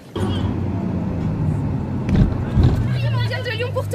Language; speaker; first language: French; native; French